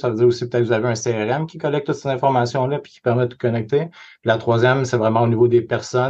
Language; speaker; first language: French; native; French